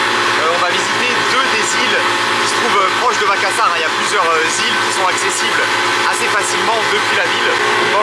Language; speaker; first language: French; native; French